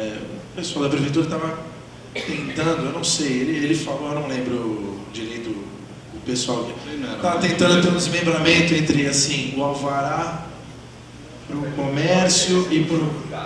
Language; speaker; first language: Portuguese; native; Portuguese